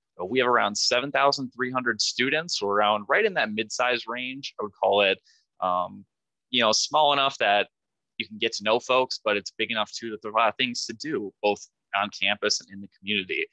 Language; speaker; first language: English; native; English